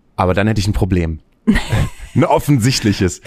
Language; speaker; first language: German; native; German